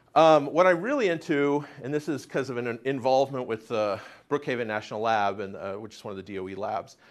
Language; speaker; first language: English; native; English